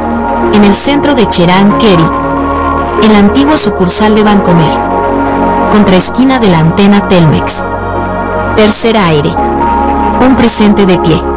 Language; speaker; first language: Spanish; native; Spanish